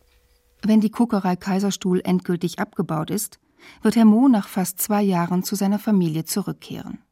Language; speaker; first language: German; native; German